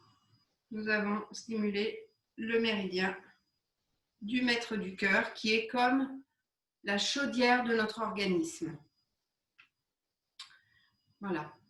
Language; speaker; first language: French; native; French